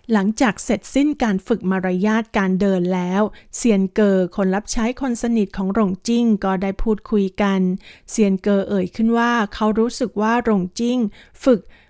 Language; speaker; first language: Thai; native; Thai